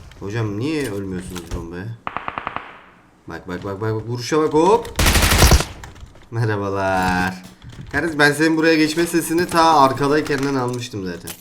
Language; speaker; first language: Turkish; native; Turkish